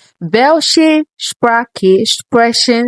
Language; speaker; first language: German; non-native, learner; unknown